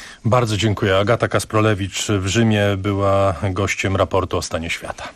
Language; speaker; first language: Polish; native; Polish